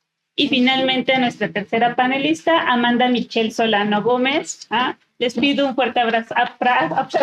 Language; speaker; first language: Spanish; native; Spanish